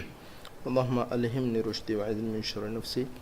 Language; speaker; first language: Arabic; non-native, fluent; Urdu